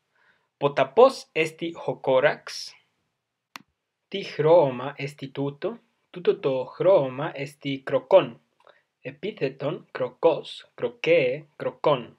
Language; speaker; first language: Greek; non-native, fluent; Spanish